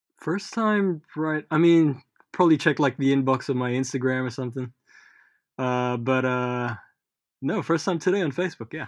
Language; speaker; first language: English; early bilingual, other home language; Filipino